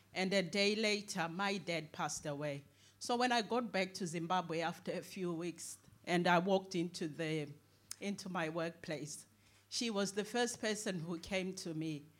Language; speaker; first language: English; non-native, local second language; Shona